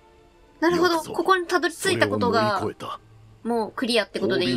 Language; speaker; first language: Japanese; native; Japanese